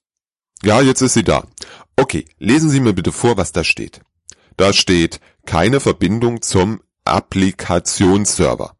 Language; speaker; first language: German; native; German